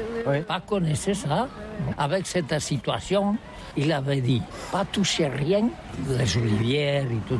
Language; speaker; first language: French; non-native, learner; Catalan